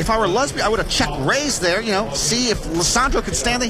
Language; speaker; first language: English; native; English